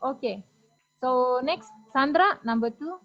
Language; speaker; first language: English; non-native, fluent; Indonesian